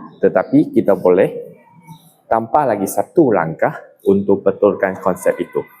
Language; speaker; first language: Malay; non-native, local second language; Chinese